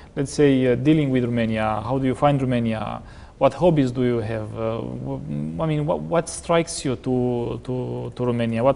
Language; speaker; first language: English; non-native, fluent; Romanian